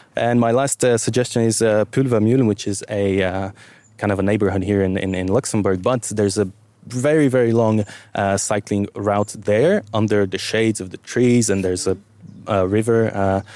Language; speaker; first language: English; non-native, fluent; Bulgarian